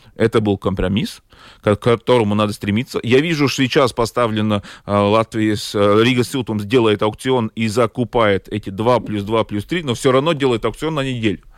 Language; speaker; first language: Russian; non-native, local second language; Latvian